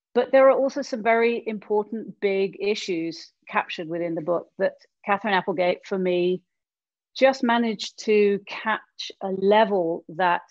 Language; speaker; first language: English; native; English